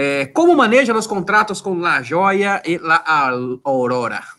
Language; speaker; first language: Spanish; non-native, learner; Portuguese